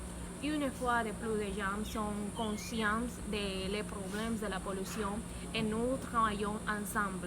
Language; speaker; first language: French; non-native, learner; Spanish